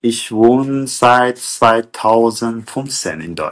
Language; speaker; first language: German; non-native, fluent; Kurdish